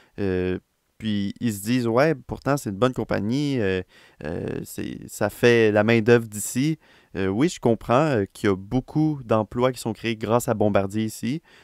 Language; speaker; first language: French; native; French